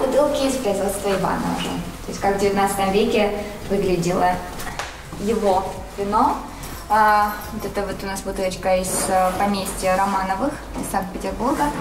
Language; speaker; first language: Russian; non-native, fluent; Georgian